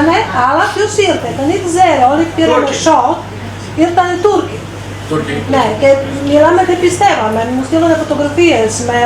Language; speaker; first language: Greek; non-native, fluent; Serbian